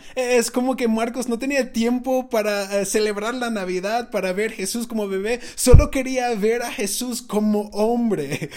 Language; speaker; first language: Spanish; non-native, fluent; English